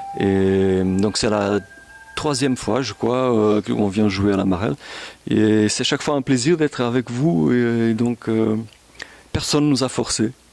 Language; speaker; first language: French; native; French